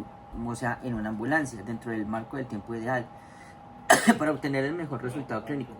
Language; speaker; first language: Spanish; native; Spanish